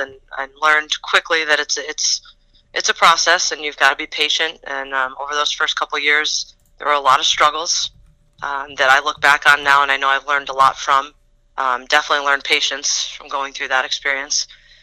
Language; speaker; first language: English; native; English